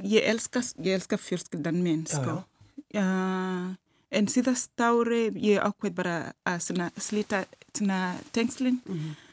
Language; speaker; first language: Icelandic; non-native, fluent; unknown